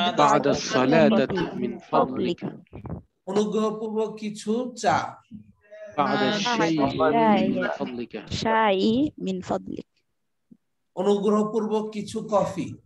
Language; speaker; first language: Arabic; non-native, fluent; Bangla